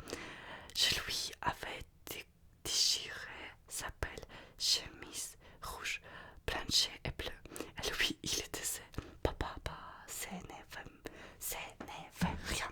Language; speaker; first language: French; non-native, learner; Russian